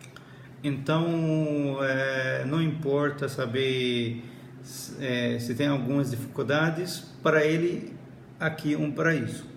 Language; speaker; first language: Portuguese; non-native, fluent; Arabic